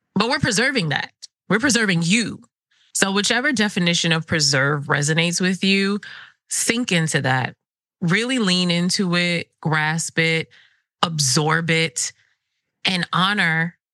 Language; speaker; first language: English; early bilingual, other home language; Krio